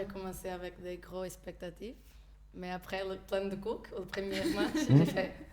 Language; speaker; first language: French; non-native, fluent; Portuguese